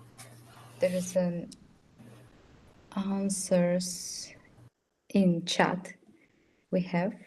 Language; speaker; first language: English; non-native, fluent; Russian